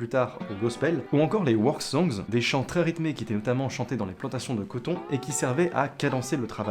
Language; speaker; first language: French; native; French